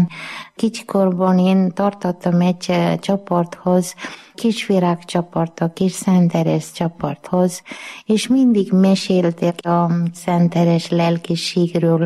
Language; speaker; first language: Hungarian; non-native, learner; Malayalam